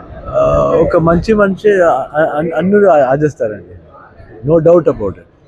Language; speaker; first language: Telugu; non-native, learner; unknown